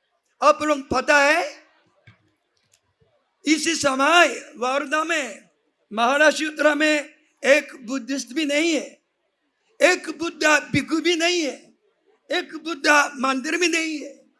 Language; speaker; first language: Hindi; non-native, fluent; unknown